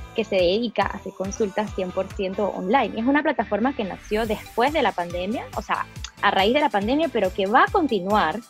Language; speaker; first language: Spanish; early bilingual, other home language; Portuguese